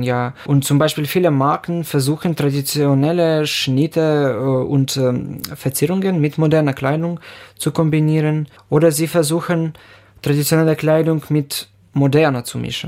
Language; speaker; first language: German; non-native, fluent; Ukrainian